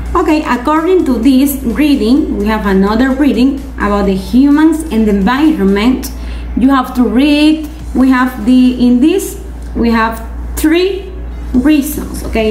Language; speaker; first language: English; non-native, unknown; Spanish